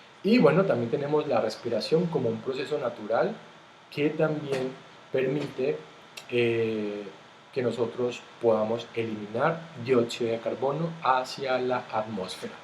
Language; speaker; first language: Spanish; native; Spanish